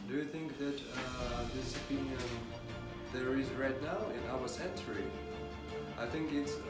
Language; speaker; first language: English; non-native, learner; Russian